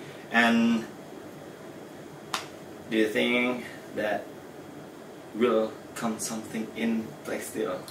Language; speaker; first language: English; non-native, learner; Indonesian